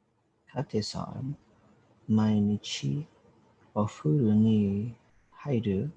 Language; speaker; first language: Japanese; non-native, learner; English